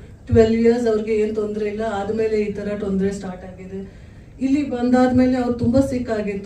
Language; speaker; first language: Kannada; non-native, fluent; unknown